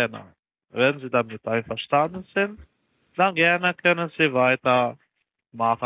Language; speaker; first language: German; non-native, learner; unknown